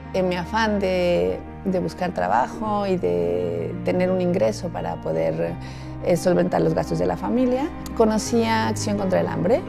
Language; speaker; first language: Spanish; native; Spanish